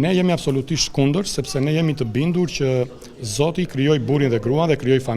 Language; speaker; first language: Albanian; native; Albanian